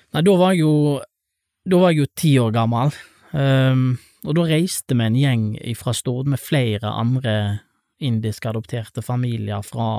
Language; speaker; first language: Norwegian; native; Norwegian